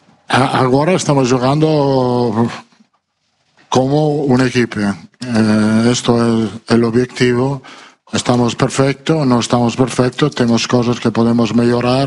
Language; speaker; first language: Portuguese; non-native, fluent; Italian